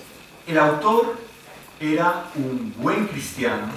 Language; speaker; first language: Spanish; native; Spanish